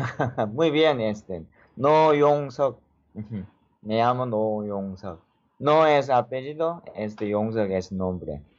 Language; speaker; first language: Spanish; non-native, learner; Korean